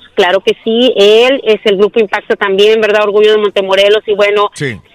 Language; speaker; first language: Spanish; native; Spanish